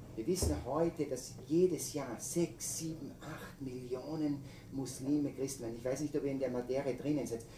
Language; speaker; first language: German; native; German